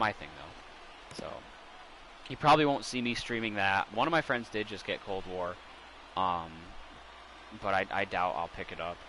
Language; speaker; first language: English; native; English